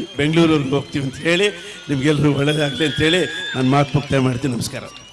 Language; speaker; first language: Kannada; non-native, local second language; Telugu